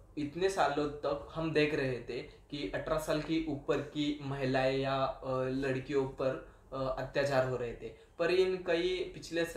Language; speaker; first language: Hindi; non-native, local second language; Marathi